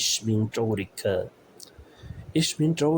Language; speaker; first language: German; non-native, learner; Urdu